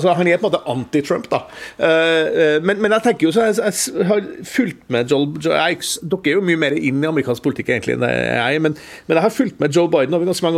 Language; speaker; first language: Norwegian; native; Norwegian